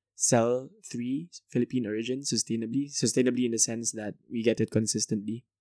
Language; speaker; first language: English; non-native, local second language; Filipino